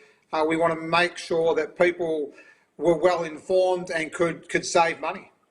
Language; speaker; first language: English; native; English